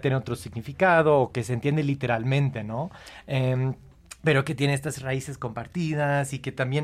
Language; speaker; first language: Spanish; early bilingual, heritage; Spanish